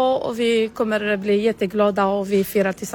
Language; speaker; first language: Swedish; non-native, learner; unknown